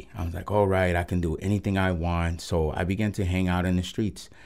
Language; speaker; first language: English; early bilingual, other home language; Spanish